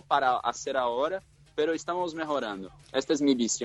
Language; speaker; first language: Spanish; non-native, fluent; Portuguese